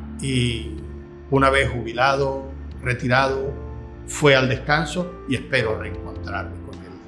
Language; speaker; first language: Spanish; native; Spanish